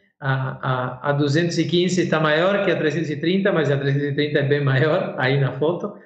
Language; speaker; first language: Portuguese; non-native, fluent; Spanish